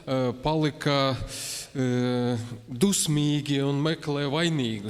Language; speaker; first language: Latvian; non-native, local second language; Russian